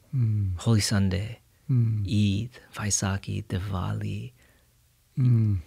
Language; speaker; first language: English; native; English